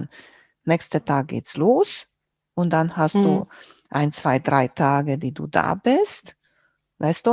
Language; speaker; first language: German; non-native, fluent; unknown